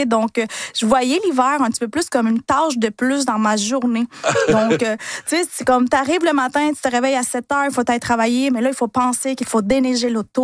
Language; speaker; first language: French; early bilingual, other home language; Spanish